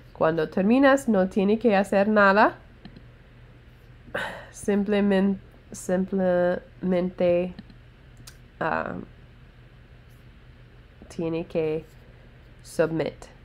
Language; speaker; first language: Spanish; non-native, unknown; English